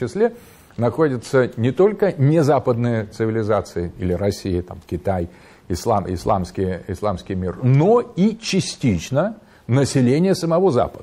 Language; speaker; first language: Russian; native; Russian